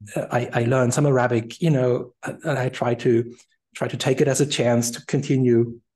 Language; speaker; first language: English; non-native, fluent; German